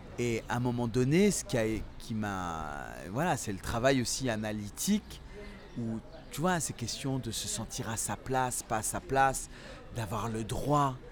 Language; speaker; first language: French; early bilingual, other home language; Central Atlas Tamazight